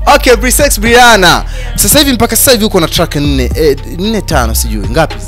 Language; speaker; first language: Swahili; non-native, local second language; Rundi